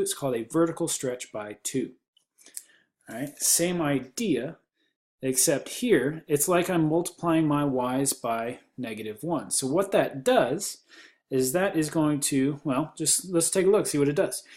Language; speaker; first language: English; native; English